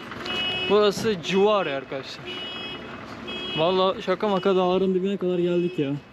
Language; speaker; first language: Turkish; native; Turkish